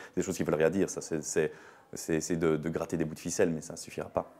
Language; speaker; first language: French; native; French